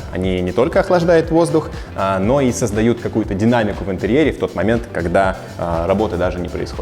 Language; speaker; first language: Russian; native; Russian